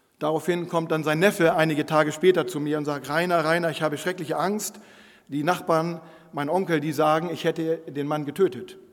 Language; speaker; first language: German; non-native, local second language; Low German